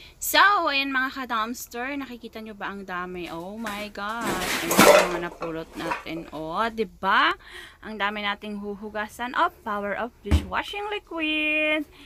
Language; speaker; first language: Filipino; non-native, local second language; Iloko